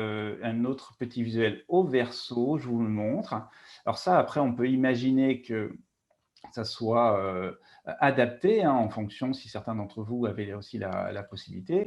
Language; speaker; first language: French; native; French